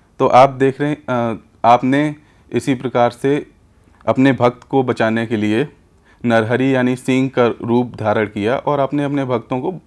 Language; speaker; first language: Hindi; native; Hindi